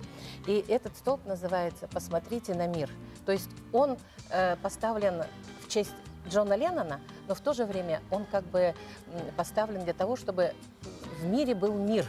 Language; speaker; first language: Russian; native; Russian